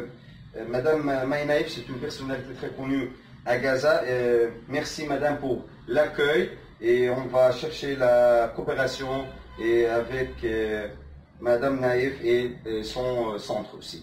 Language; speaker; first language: French; non-native, fluent; Arabic